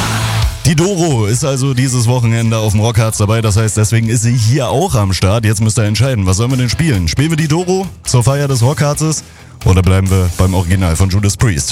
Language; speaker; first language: German; native; German